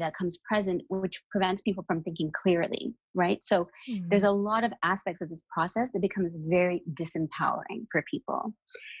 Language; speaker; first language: English; native; English